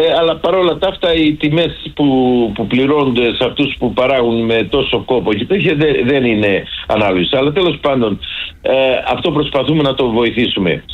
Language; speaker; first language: Greek; native; Greek